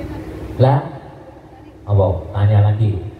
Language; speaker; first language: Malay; non-native, local second language; Javanese